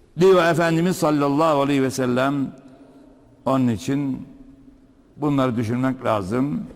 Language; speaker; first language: Turkish; native; Turkish